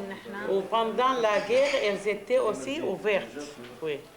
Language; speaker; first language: French; non-native, fluent; Arabic